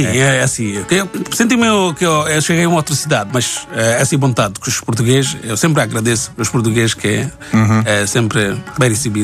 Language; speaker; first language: Portuguese; non-native, learner; Bangla